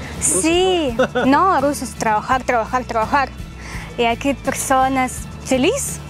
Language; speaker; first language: Spanish; non-native, learner; Russian